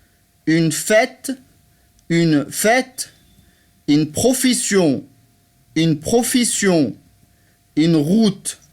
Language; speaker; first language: French; non-native, fluent; Arabic